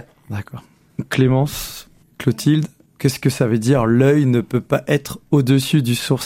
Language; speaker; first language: French; native; French